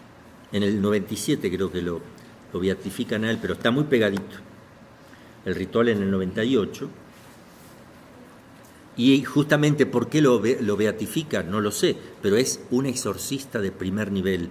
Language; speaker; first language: Spanish; native; Spanish